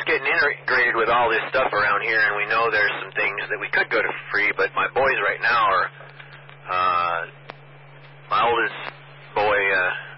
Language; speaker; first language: English; native; English